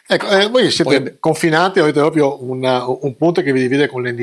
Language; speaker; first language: Italian; native; Italian